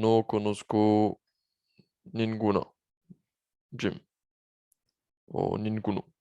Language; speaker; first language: Spanish; non-native, learner; French